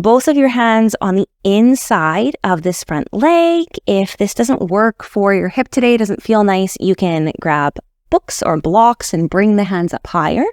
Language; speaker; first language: English; native; English